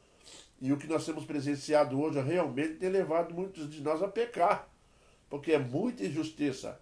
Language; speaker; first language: Portuguese; native; Portuguese